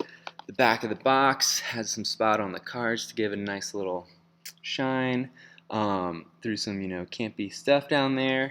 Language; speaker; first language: English; native; English